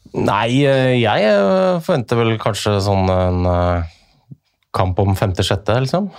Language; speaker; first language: Norwegian; native; Norwegian